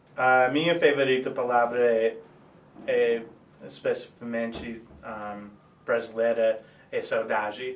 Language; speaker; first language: Portuguese; non-native, fluent; English